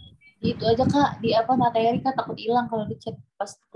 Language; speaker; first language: Indonesian; native; Indonesian